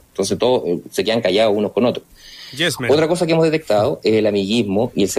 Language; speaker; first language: Spanish; native; Spanish